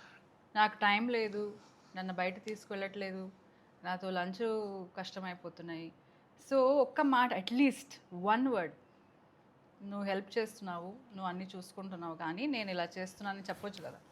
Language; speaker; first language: Telugu; non-native, local second language; Kannada